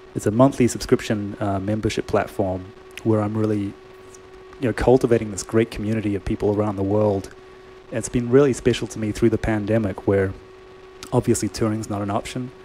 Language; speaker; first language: English; native; English